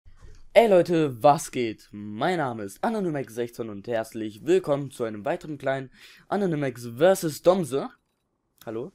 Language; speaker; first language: German; native; German